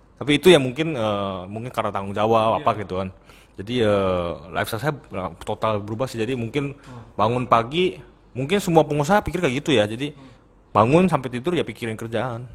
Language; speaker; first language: Indonesian; early bilingual, other home language; Korean